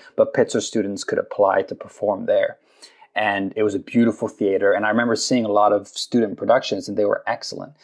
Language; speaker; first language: English; native; English